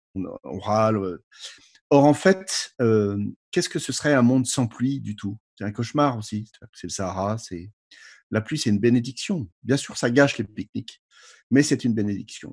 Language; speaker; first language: French; native; French